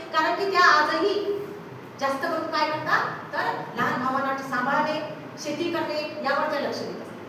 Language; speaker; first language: Marathi; non-native, local second language; Urdu